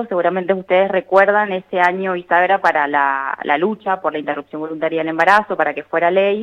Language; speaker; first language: Spanish; native; Spanish